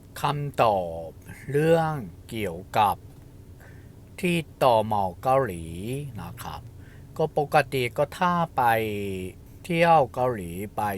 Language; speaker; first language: Thai; non-native, fluent; Korean